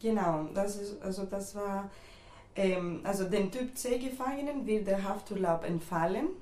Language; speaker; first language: German; non-native, fluent; Greek